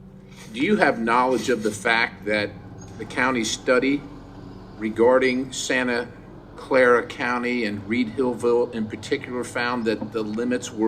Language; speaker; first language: English; native; English